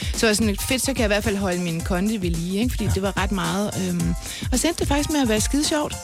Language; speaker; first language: Danish; native; Danish